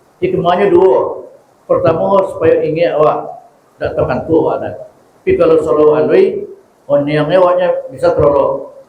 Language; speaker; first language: Malay; non-native, local second language; Minangkabau